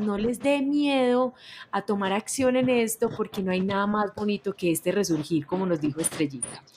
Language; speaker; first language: Spanish; native; Spanish